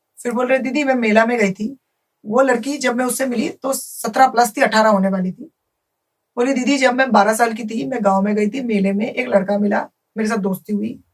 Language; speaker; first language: Hindi; non-native, local second language; Bangla